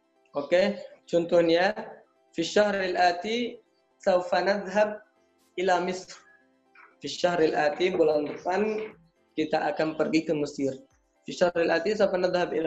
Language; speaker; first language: Indonesian; non-native, learner; Arabic